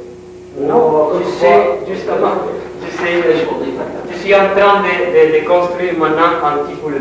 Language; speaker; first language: French; non-native, learner; Spanish